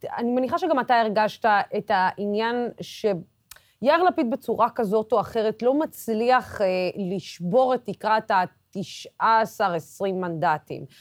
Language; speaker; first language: Hebrew; non-native, local second language; Arabic